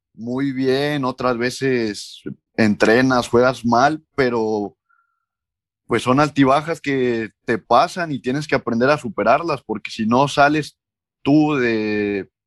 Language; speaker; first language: Spanish; native; Spanish